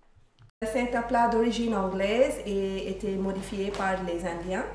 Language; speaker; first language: French; non-native, fluent; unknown